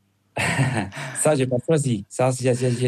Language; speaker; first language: French; non-native, fluent; Spanish